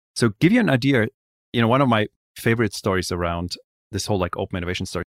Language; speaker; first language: English; non-native, fluent; German